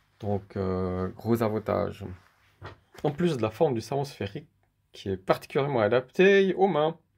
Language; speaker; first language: French; native; French